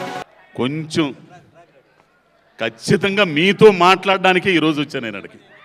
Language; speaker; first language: Telugu; native; Telugu